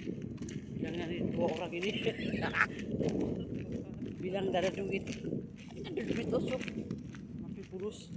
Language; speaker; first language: Indonesian; non-native, learner; Filipino